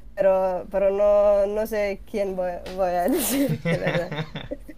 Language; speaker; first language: Spanish; non-native, learner; Swedish